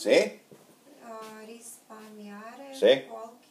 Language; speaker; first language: Italian; non-native, learner; Russian